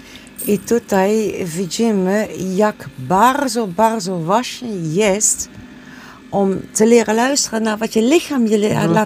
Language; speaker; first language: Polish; non-native, learner; Dutch